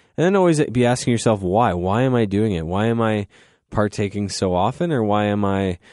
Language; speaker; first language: English; native; English